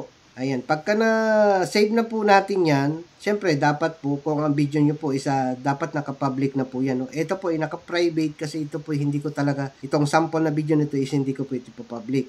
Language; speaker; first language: Filipino; native; Filipino